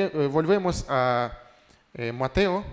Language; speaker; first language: Spanish; non-native, fluent; Russian